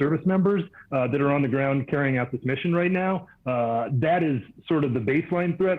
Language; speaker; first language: English; native; English